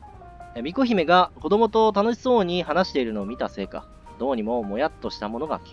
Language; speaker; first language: Japanese; native; Japanese